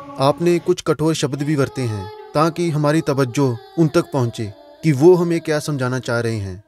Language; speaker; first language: Hindi; non-native, local second language; Punjabi